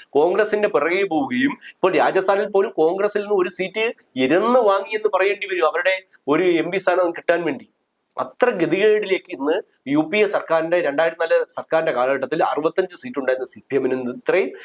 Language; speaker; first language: Malayalam; native; Malayalam